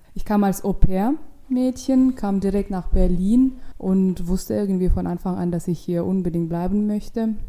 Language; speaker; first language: German; non-native, fluent; Russian